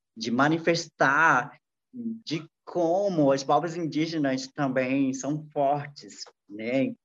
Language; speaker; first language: Portuguese; non-native, local second language; Ticuna